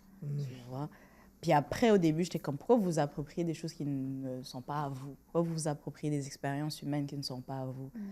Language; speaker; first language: French; non-native, local second language; Rundi